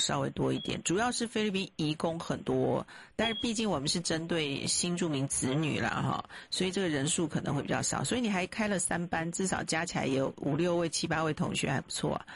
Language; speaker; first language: Chinese; native; Chinese